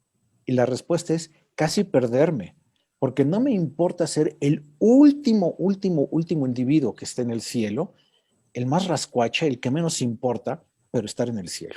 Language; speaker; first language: Spanish; native; Spanish